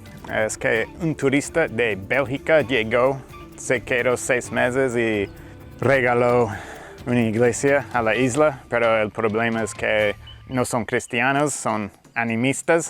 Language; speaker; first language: Spanish; non-native, fluent; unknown